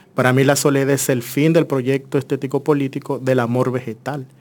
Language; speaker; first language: Spanish; native; Spanish